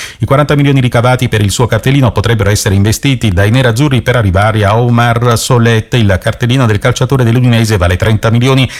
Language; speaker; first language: Italian; native; Italian